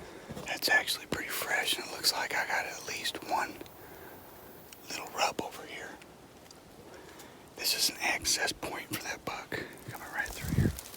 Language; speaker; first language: English; native; English